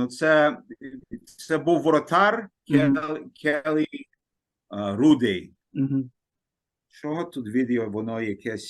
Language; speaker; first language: Ukrainian; early bilingual, heritage; Ukrainian